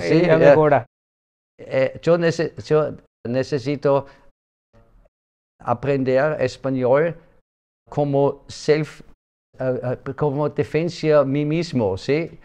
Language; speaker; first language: Spanish; non-native, learner; German